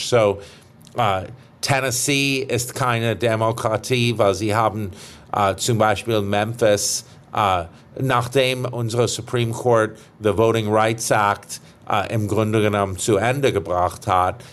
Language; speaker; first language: German; non-native, fluent; English